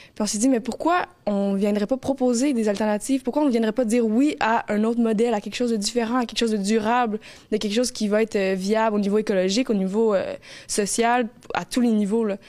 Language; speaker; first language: French; native; French